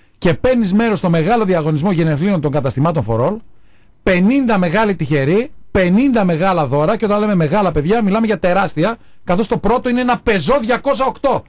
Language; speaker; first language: Greek; native; Greek